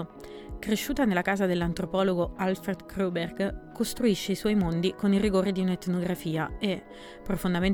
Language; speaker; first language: Italian; native; Italian